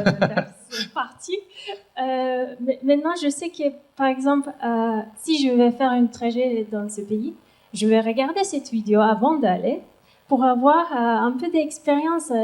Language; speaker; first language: French; non-native, learner; Turkish